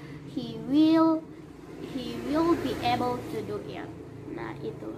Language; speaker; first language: English; non-native, learner; Indonesian